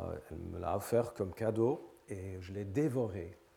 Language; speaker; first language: French; non-native, fluent; English